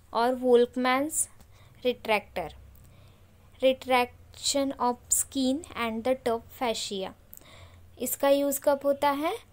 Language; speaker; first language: Hindi; non-native, local second language; Marathi